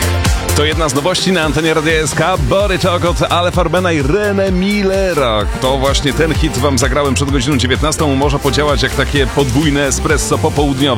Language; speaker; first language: Polish; native; Polish